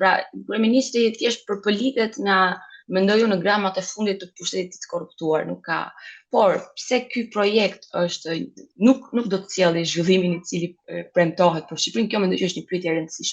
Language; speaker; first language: Albanian; native; Albanian